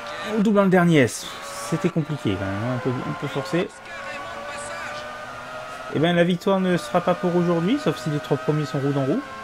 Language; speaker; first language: French; native; French